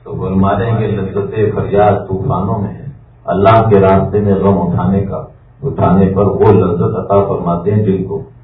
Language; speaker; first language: Urdu; native; Urdu